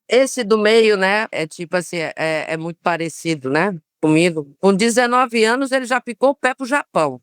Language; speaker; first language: Portuguese; native; Portuguese